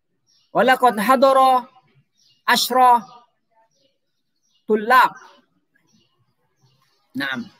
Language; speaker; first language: Arabic; non-native, fluent; Indonesian